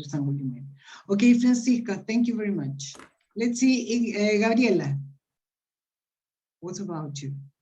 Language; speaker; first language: English; non-native, fluent; Spanish